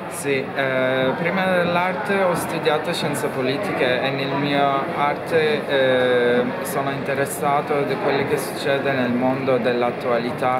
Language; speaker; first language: Italian; non-native, fluent; Turkish